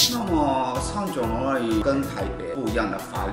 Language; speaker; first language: Chinese; non-native, fluent; Japanese